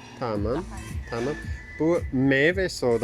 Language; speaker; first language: Turkish; non-native, learner; English